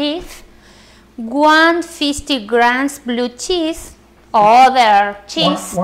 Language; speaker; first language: English; non-native, learner; Spanish